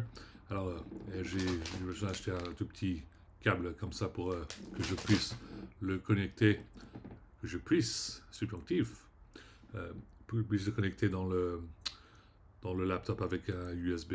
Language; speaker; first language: French; early bilingual, heritage; French